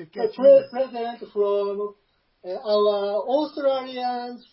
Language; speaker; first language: English; non-native, learner; Japanese